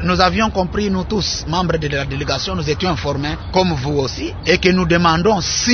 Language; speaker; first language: French; non-native, local second language; Luba-Lulua